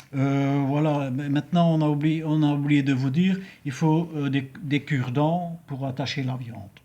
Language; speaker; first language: French; native; French